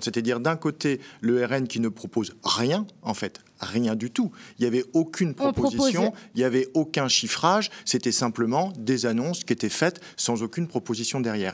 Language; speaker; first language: French; native; French